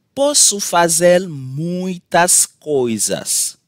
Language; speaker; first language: Portuguese; non-native, learner; Haitian Creole